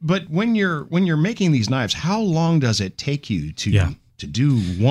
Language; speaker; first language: English; native; English